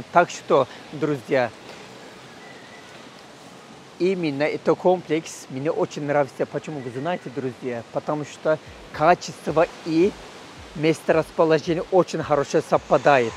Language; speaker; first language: Russian; non-native, fluent; Turkish